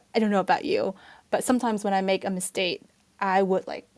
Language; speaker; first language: English; non-native, fluent; Chinese